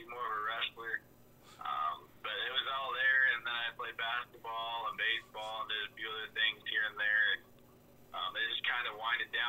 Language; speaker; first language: English; native; English